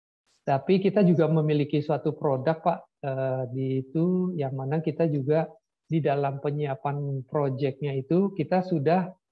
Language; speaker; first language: Indonesian; native; Indonesian